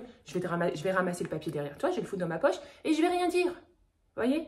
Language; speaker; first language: French; native; French